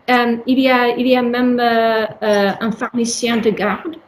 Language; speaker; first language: French; non-native, learner; English